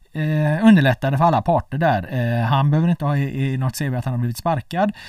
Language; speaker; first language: Swedish; native; Swedish